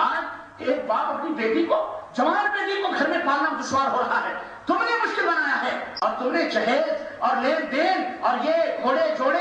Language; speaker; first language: Urdu; native; Urdu